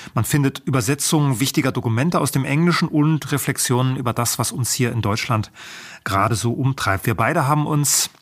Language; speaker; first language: German; native; German